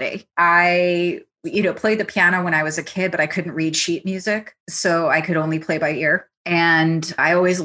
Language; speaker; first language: English; early bilingual, other home language; Italian